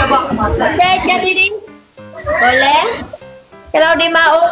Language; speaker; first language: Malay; non-native, learner; Vietnamese